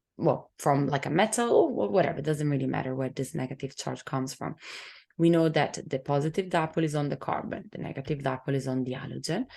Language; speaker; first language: English; non-native, fluent; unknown